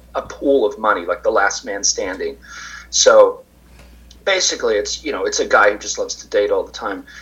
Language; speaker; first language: English; native; English